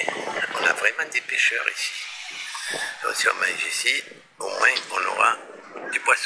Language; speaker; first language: French; native; French